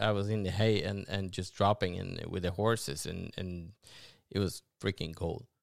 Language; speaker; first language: English; non-native, fluent; Norwegian